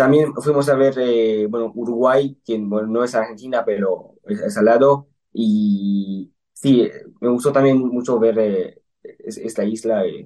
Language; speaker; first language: Spanish; early bilingual, heritage; Spanish